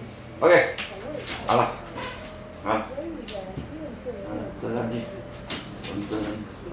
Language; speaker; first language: Chinese; non-native, local second language; Min Nan Chinese